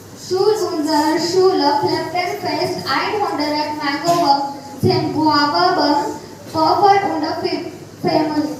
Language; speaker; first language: German; non-native, learner; Marathi